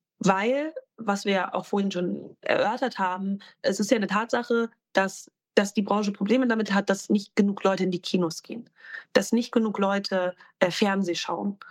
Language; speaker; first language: German; native; German